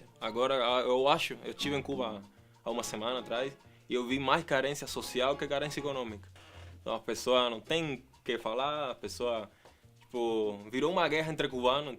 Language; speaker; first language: Portuguese; non-native, fluent; Spanish